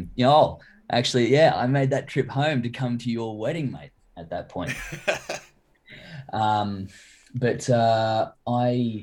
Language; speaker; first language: English; native; English